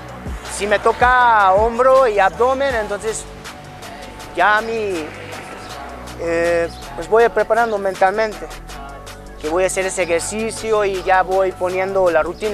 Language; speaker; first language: Spanish; non-native, fluent; Hungarian